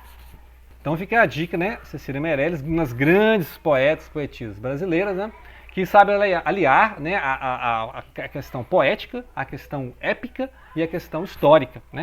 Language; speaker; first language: Portuguese; native; Portuguese